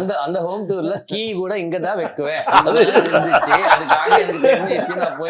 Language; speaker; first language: Tamil; non-native, learner; Telugu